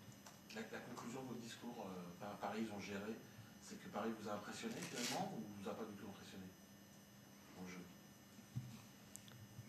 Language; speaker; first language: French; native; French